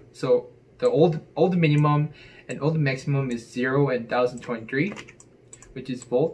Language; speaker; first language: English; non-native, fluent; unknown